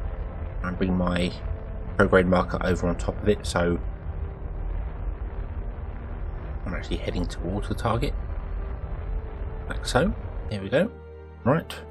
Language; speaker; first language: English; native; English